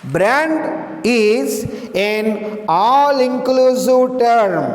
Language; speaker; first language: English; non-native, local second language; Telugu